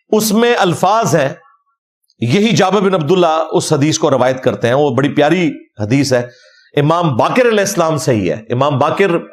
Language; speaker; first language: Urdu; non-native, local second language; Punjabi